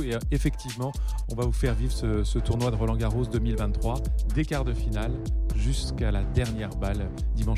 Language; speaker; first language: French; native; French